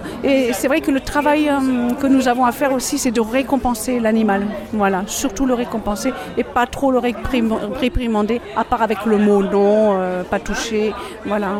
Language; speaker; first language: French; native; French